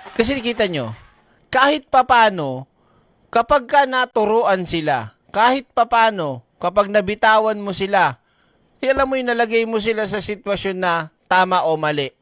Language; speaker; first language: Filipino; non-native, local second language; Cebuano